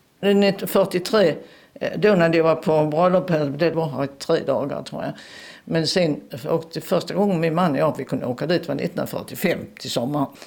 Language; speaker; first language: Swedish; native; Swedish